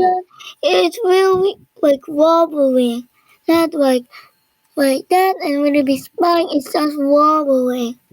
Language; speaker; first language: English; non-native, learner; Korean